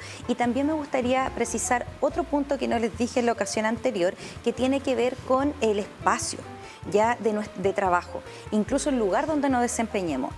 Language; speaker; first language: Spanish; native; Spanish